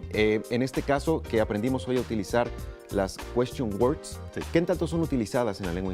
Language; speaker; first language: Spanish; native; Spanish